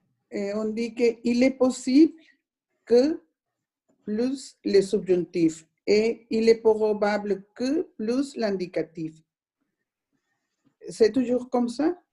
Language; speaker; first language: French; non-native, fluent; Spanish